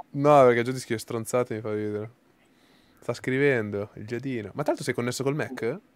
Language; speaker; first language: Italian; native; Italian